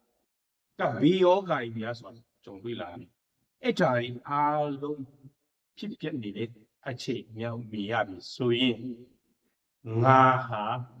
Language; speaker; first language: Burmese; non-native, local second language; Tedim Chin